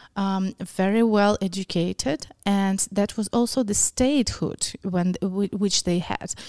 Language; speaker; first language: English; non-native, fluent; Ukrainian